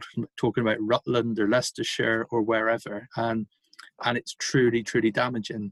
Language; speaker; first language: English; native; English